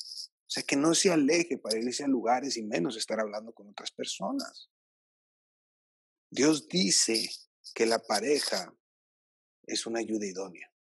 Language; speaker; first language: Spanish; native; Spanish